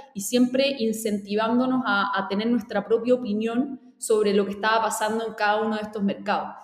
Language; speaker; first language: Spanish; native; Spanish